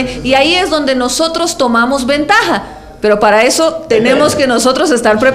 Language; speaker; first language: Spanish; native; Spanish